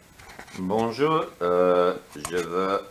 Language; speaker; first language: French; non-native, learner; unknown